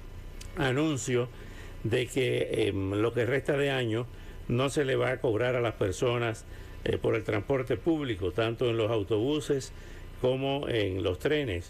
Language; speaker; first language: Spanish; native; Spanish